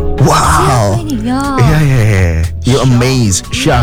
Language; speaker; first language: English; non-native, fluent; Indonesian